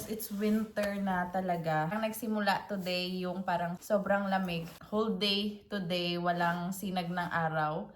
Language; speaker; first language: Filipino; non-native, local second language; Hiligaynon